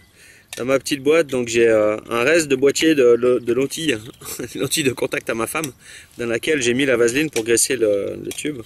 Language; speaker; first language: French; native; French